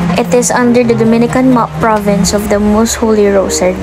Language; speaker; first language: English; non-native, local second language; Filipino